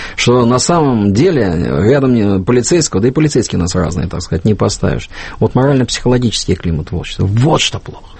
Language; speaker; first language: Russian; native; Russian